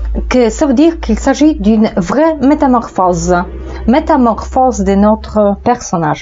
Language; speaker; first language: French; non-native, fluent; Polish